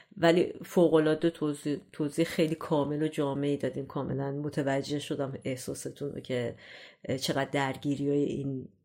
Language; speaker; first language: Persian; native; Persian